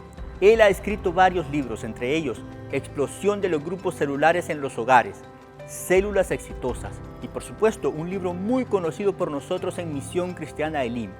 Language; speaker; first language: Spanish; native; Spanish